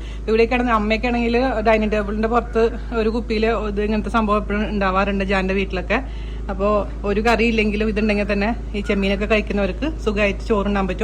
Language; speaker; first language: Malayalam; native; Malayalam